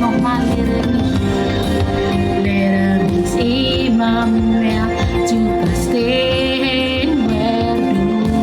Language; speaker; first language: German; non-native, learner; Indonesian